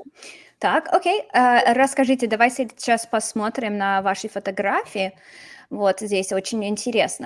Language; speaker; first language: Russian; non-native, fluent; English